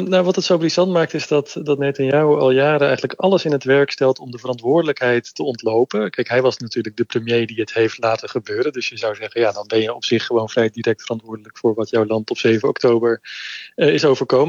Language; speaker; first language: Dutch; native; Dutch